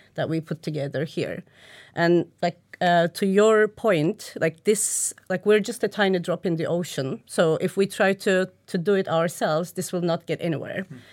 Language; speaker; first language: English; non-native, fluent; Turkish